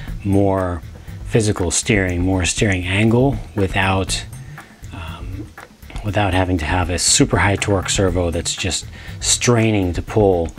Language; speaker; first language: English; native; English